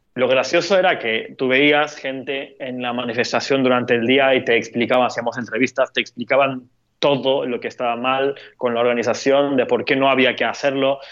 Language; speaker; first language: Spanish; non-native, fluent; Turkish